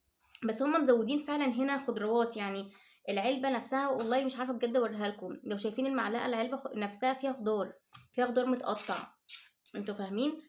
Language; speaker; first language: Arabic; native; Arabic